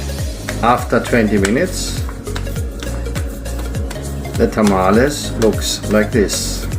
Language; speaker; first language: English; non-native, learner; German